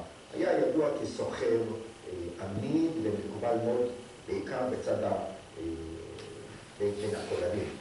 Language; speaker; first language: Hebrew; non-native, fluent; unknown